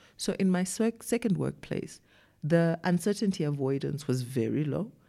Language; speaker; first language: English; non-native, local second language; Shona